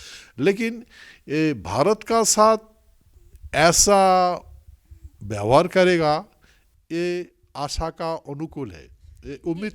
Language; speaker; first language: Hindi; non-native, local second language; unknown